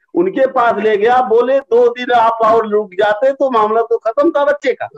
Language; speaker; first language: Hindi; native; Hindi